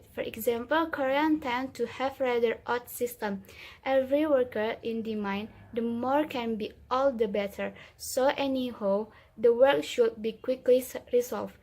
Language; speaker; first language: English; non-native, learner; Indonesian